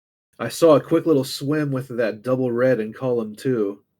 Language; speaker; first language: English; native; English